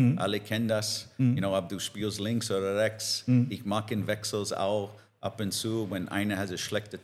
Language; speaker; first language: German; non-native, learner; English